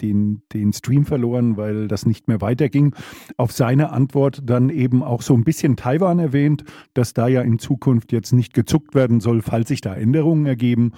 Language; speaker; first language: German; native; German